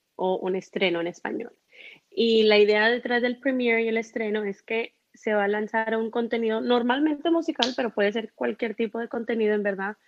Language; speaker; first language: Spanish; early bilingual, heritage; Spanish